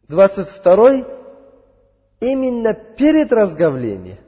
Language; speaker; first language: Russian; non-native, learner; Uzbek